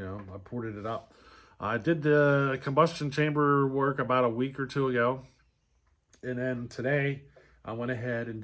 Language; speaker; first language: English; native; English